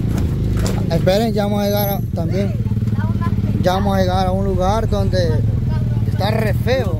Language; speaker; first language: Spanish; native; Spanish